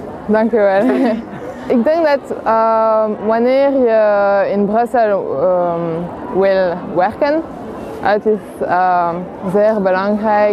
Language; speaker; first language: Dutch; non-native, local second language; French